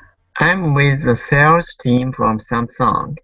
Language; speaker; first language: English; non-native, learner; Japanese